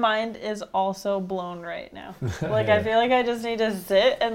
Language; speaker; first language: English; native; English